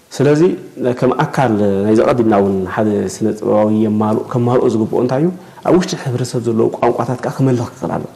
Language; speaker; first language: Tigrinya; native; Tigrinya